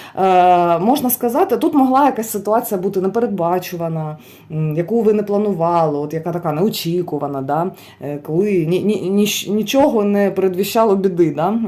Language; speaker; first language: Ukrainian; non-native, local second language; Russian